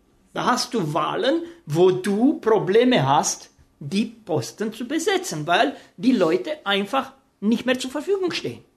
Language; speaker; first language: German; non-native, fluent; Romanian